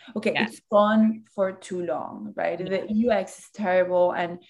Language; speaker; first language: English; early bilingual, other home language; Spanish